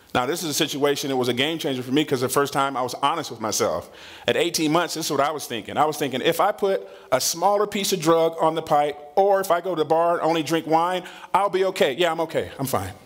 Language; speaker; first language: English; native; English